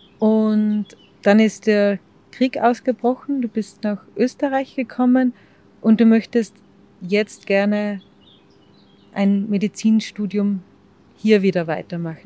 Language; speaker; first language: German; native; German